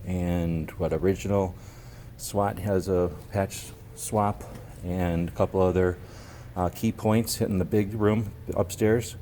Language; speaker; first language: English; native; English